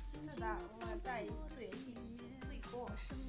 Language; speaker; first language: Chinese; non-native, learner; Nepali